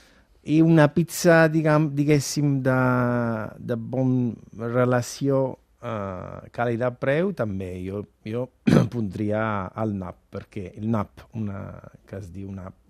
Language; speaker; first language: Catalan; non-native, fluent; Italian